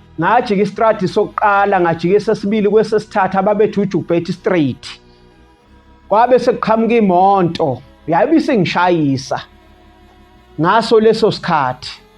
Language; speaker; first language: Zulu; native; Zulu